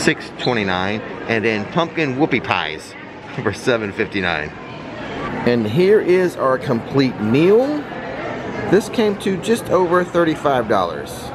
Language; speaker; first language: English; native; English